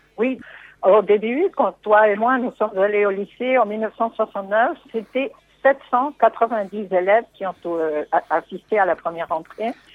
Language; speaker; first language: French; non-native, fluent; Spanish